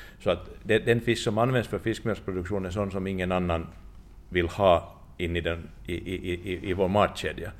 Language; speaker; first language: Swedish; non-native, fluent; Finnish